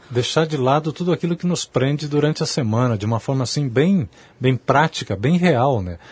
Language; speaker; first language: Portuguese; native; Portuguese